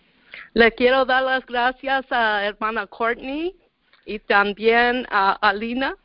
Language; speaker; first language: Spanish; early bilingual, heritage; Spanish